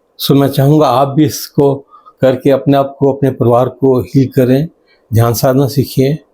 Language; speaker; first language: Hindi; native; Hindi